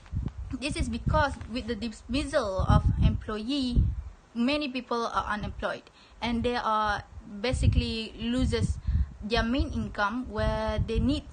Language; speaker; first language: English; non-native, local second language; Malay